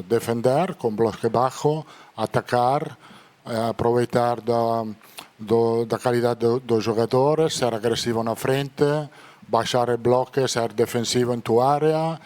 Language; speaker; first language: Portuguese; non-native, learner; Italian